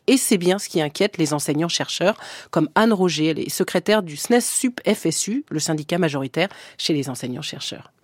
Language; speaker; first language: French; native; French